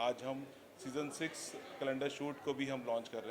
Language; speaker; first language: Hindi; native; Hindi